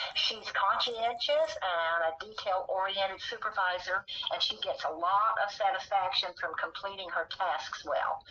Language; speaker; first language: English; native; English